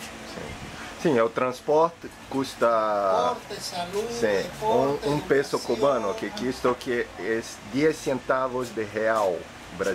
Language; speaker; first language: Spanish; non-native, learner; Portuguese